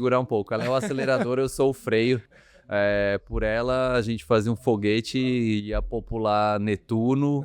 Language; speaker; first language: Portuguese; native; Portuguese